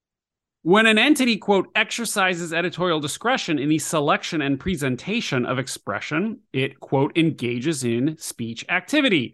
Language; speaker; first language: English; native; English